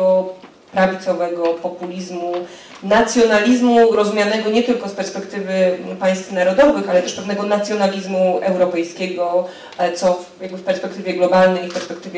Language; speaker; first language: Polish; native; Polish